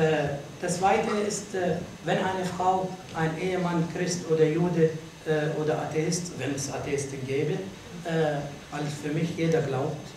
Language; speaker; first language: German; non-native, fluent; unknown